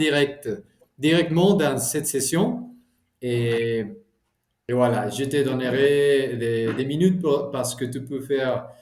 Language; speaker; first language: French; non-native, fluent; Spanish